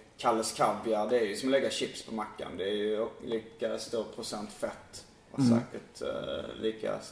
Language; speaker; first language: Swedish; native; Swedish